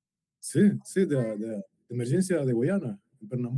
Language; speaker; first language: Portuguese; non-native, learner; Spanish